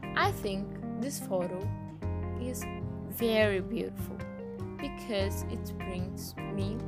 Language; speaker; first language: English; non-native, fluent; Portuguese